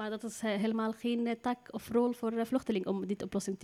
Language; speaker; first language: Dutch; non-native, learner; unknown